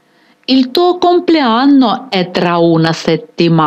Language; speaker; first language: Italian; non-native, fluent; Ukrainian